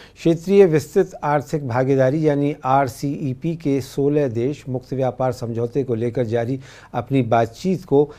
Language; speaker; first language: Hindi; native; Hindi